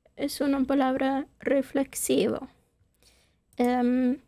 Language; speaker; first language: Spanish; non-native, fluent; English